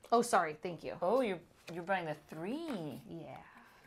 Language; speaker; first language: English; native; English